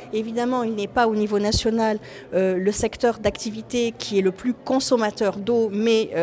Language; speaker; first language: French; native; French